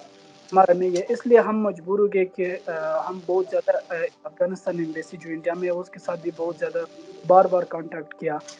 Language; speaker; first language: Hindi; non-native, fluent; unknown